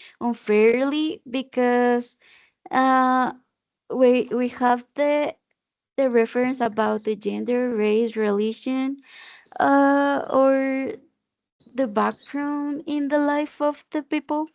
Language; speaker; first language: English; non-native, learner; Spanish